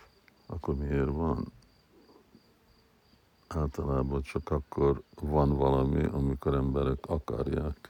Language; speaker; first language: Hungarian; early bilingual, heritage; Hungarian